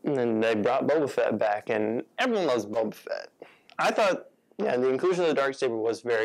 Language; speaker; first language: English; native; English